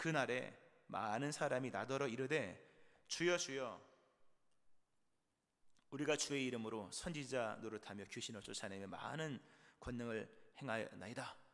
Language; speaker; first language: Korean; native; Korean